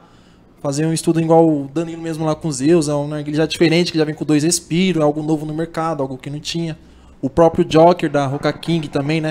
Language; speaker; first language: Portuguese; native; Portuguese